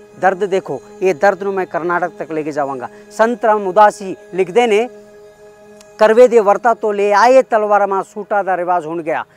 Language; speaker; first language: Punjabi; non-native, fluent; Kannada